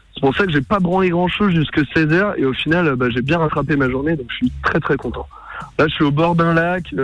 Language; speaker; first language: French; native; French